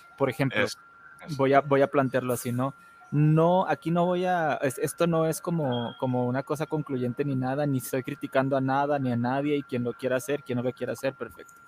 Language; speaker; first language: Spanish; native; Spanish